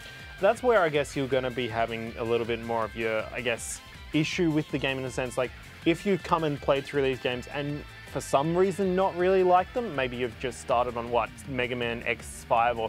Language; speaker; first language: English; native; English